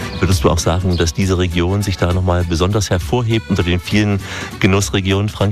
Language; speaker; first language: German; native; German